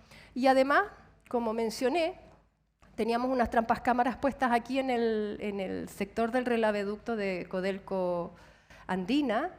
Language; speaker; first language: Spanish; native; Spanish